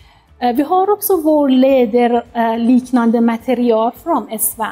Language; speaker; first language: Swedish; non-native, fluent; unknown